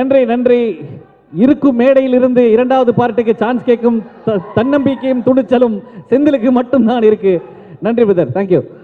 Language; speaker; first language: Tamil; native; Tamil